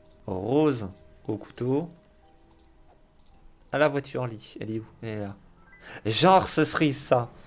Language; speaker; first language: French; native; French